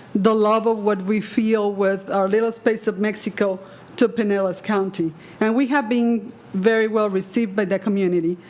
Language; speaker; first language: English; non-native, fluent; Spanish